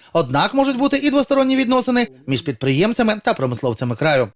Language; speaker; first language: Ukrainian; native; Ukrainian